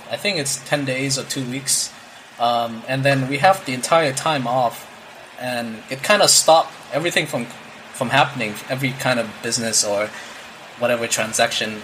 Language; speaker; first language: English; non-native, fluent; Vietnamese